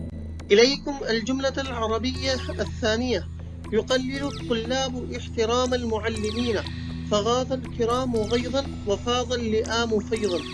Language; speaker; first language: Arabic; non-native, fluent; Urdu